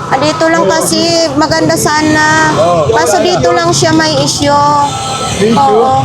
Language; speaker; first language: Filipino; non-native, local second language; Cebuano